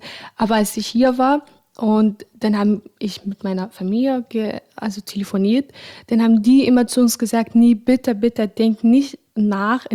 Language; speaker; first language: German; non-native, fluent; Arabic